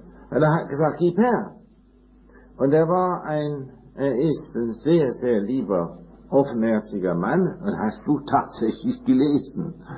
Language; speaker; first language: German; non-native, fluent; English